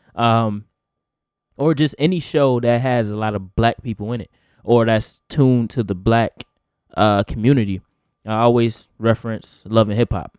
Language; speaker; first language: English; native; English